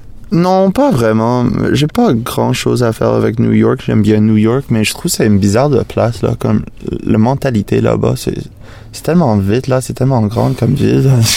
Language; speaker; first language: French; non-native, fluent; English